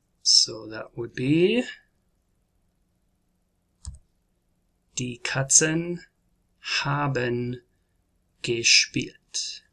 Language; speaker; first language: German; non-native, learner; English